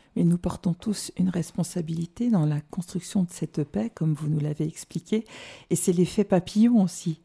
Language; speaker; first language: French; native; French